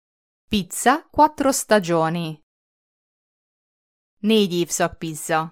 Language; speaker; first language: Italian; non-native, fluent; Hungarian